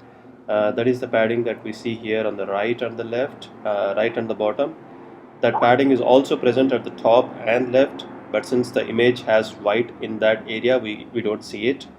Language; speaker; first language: English; non-native, local second language; Telugu